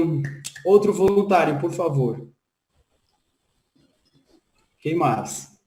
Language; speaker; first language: Portuguese; non-native, fluent; Spanish